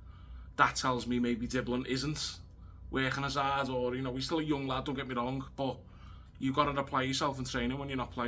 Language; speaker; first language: English; native; English